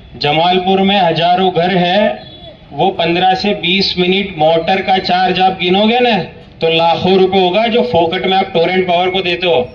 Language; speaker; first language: Hindi; non-native, local second language; Gujarati